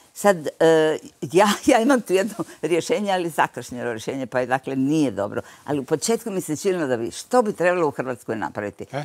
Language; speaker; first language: Croatian; native; Croatian